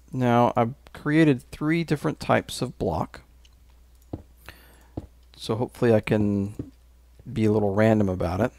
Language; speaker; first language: English; native; English